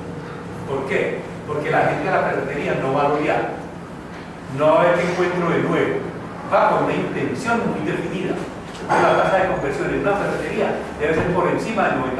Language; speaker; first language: Spanish; native; Spanish